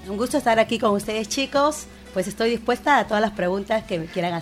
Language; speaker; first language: Spanish; native; Spanish